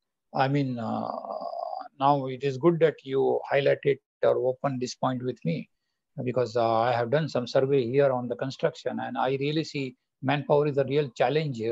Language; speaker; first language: English; non-native, local second language; Bangla